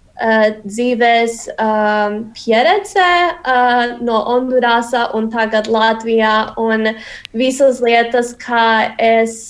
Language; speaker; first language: Latvian; non-native, learner; Spanish